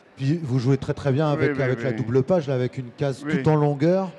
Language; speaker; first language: French; native; French